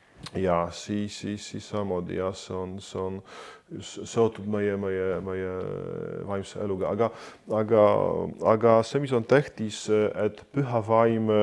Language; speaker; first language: Estonian; non-native, fluent; Polish